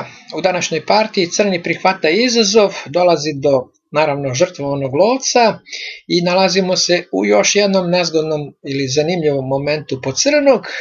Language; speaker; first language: Serbian; native; Serbian